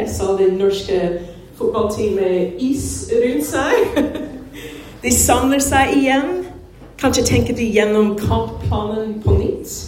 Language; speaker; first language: Norwegian; non-native, fluent; English